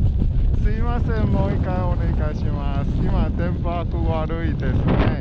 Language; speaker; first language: Japanese; non-native, learner; Chinese